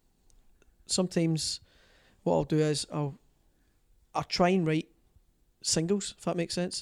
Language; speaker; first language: English; native; English